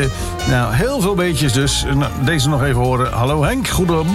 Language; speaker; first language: Dutch; native; Dutch